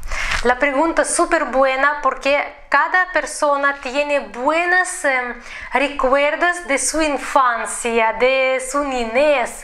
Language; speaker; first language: Spanish; non-native, fluent; Russian